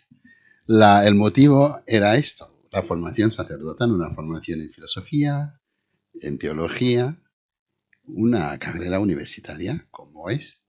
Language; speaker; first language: Spanish; non-native, fluent; Haitian Creole